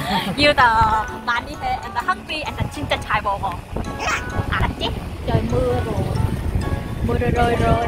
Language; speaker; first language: Korean; non-native, learner; Vietnamese